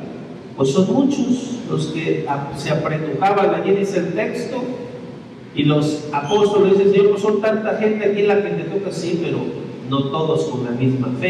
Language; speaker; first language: Spanish; native; Spanish